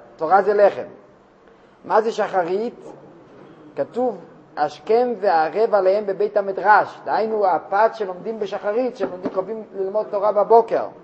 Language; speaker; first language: Hebrew; non-native, fluent; Russian